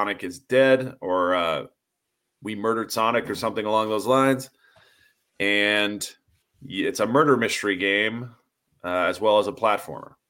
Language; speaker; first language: English; native; English